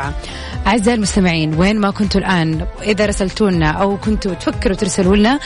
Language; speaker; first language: Arabic; native; Arabic